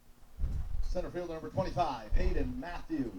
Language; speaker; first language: English; native; English